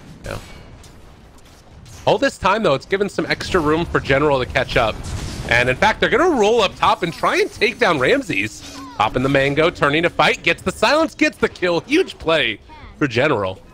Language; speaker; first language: English; native; English